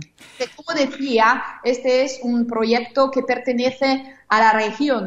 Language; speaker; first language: Spanish; non-native, fluent; Italian